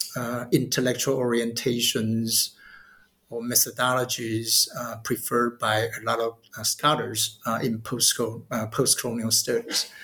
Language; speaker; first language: English; non-native, fluent; Chinese